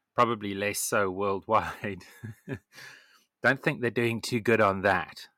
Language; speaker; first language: English; native; English